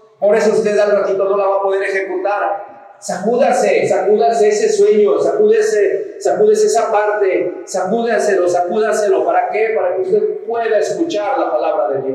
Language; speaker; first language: Spanish; native; Spanish